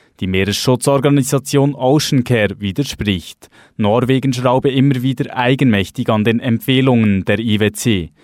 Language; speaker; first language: German; native; German